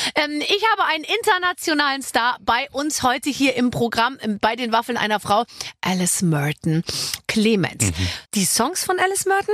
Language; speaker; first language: German; native; German